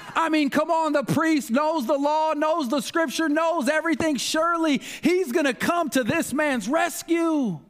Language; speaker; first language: English; native; English